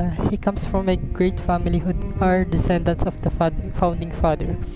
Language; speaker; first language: English; non-native, local second language; Filipino